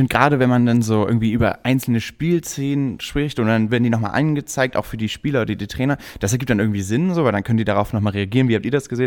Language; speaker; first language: German; native; German